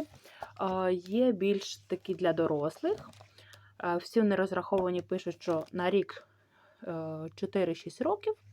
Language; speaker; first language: Ukrainian; native; Ukrainian